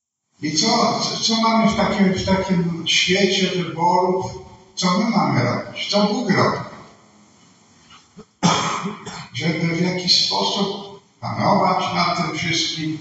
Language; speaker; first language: Polish; non-native, fluent; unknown